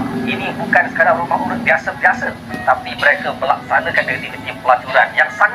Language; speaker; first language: Malay; native; Malay